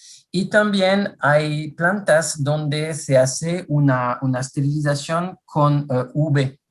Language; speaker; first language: Spanish; non-native, fluent; French